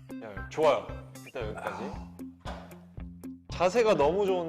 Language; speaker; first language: Korean; native; Korean